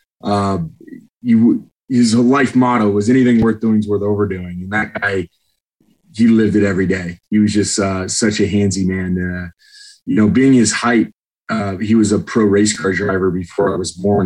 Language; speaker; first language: English; native; English